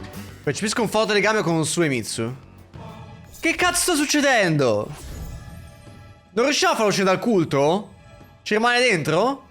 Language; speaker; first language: Italian; native; Italian